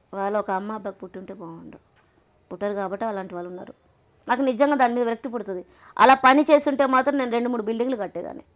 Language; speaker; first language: Telugu; native; Telugu